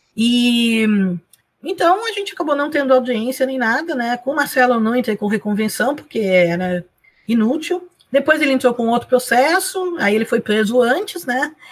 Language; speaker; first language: Portuguese; early bilingual, other home language; Spanish